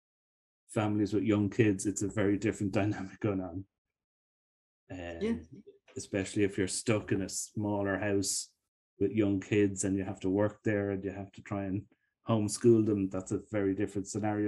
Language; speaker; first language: English; native; English